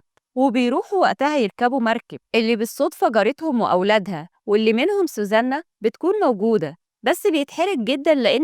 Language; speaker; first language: Arabic; native; Arabic